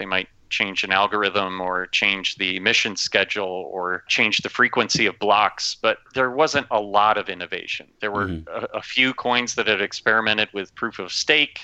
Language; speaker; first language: English; native; English